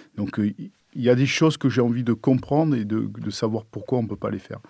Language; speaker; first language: French; native; French